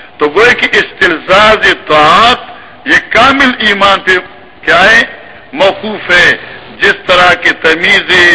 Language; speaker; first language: Urdu; non-native, local second language; Pashto